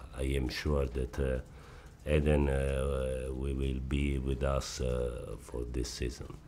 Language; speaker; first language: English; non-native, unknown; Italian